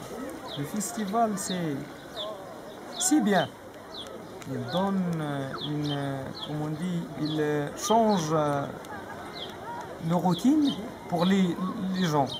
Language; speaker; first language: French; non-native, learner; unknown